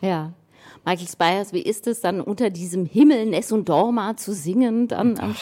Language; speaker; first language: German; native; German